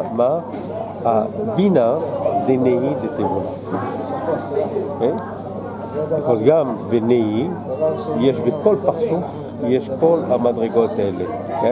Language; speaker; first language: Hebrew; non-native, fluent; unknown